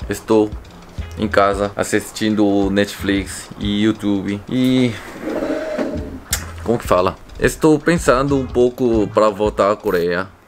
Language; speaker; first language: Portuguese; non-native, learner; Korean